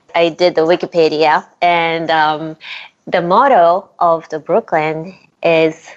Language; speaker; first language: English; non-native, fluent; Japanese